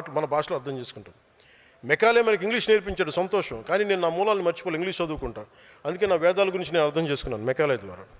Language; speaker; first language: Telugu; native; Telugu